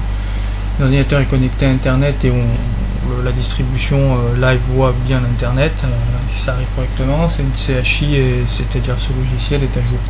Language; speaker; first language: French; native; French